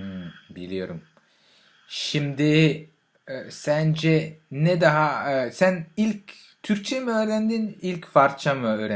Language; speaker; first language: Turkish; non-native, learner; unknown